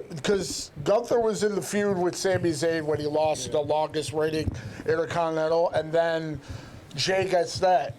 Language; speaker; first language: English; native; English